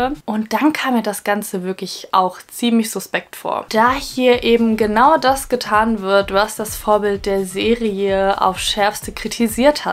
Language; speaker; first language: German; native; German